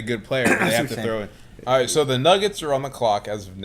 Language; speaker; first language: English; native; English